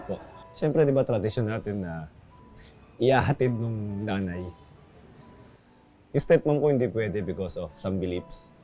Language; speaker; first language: Filipino; native; Filipino